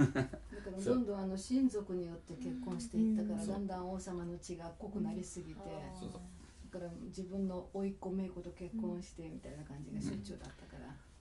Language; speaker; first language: Japanese; native; Japanese